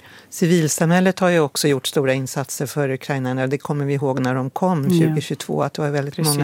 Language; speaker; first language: Swedish; native; Swedish